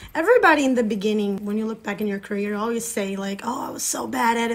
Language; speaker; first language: English; non-native, fluent; Portuguese